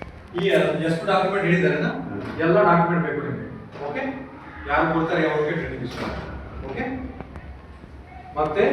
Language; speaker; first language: Kannada; non-native, local second language; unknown